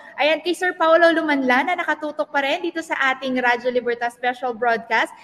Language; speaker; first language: Filipino; non-native, local second language; Pampanga